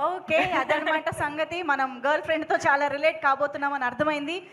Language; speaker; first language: Telugu; native; Telugu